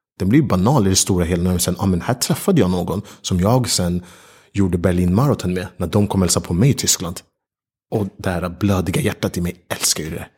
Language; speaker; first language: Swedish; early bilingual, other home language; Ganda